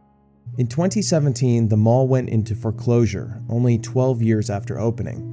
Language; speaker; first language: English; native; English